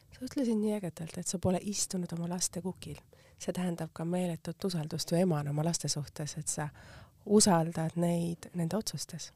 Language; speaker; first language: Estonian; native; Estonian